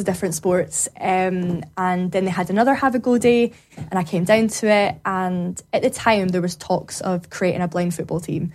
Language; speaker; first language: English; native; English